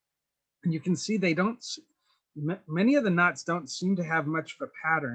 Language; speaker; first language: English; native; English